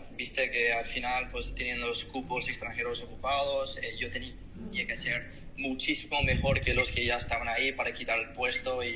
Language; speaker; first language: Spanish; non-native, fluent; Korean